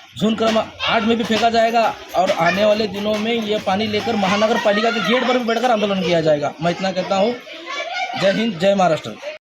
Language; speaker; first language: Hindi; native; Hindi